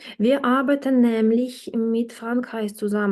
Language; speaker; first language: German; non-native, fluent; Ukrainian